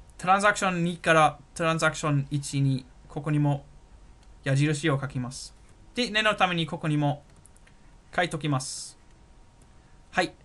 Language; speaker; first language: Japanese; non-native, fluent; German